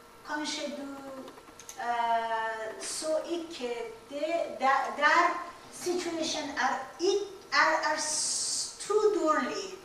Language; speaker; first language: Norwegian; non-native, learner; Persian